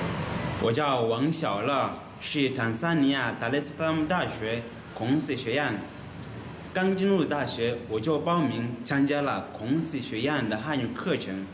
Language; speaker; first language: Chinese; non-native, learner; Swahili